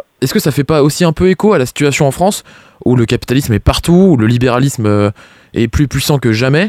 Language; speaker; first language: French; native; French